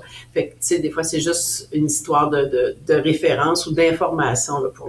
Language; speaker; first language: French; native; French